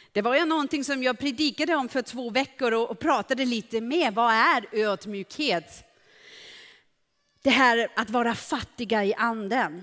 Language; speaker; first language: Swedish; non-native, fluent; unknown